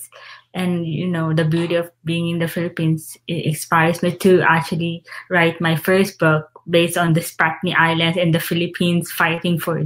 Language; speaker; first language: English; non-native, local second language; Filipino